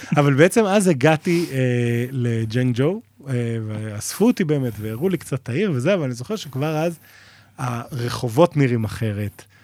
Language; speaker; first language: Hebrew; native; Hebrew